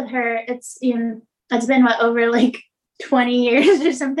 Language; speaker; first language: English; native; English